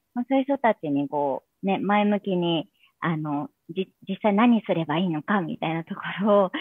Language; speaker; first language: Japanese; native; Japanese